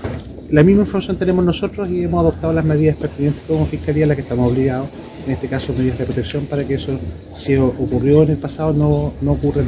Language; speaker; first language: Spanish; native; Spanish